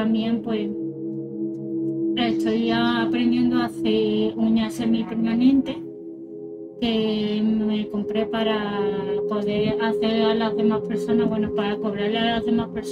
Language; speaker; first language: Spanish; early bilingual, other home language; Russian